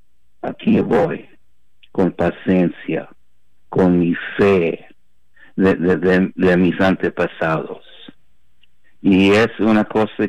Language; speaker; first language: Spanish; early bilingual, heritage; Spanish